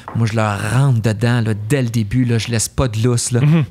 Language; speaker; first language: French; native; French